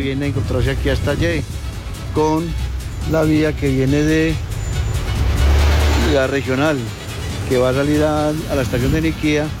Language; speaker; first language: Spanish; native; Spanish